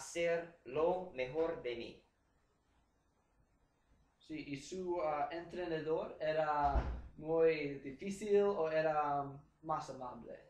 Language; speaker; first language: Spanish; non-native, learner; English